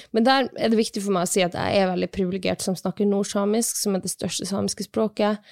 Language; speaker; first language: Norwegian; non-native, local second language; Northern Sami